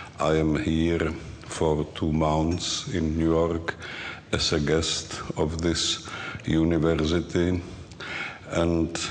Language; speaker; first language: English; non-native, learner; Czech